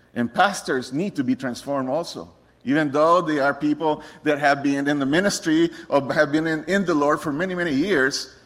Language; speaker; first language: English; non-native, fluent; Spanish